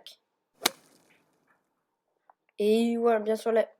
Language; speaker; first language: French; native; French